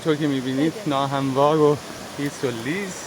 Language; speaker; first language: Persian; native; Persian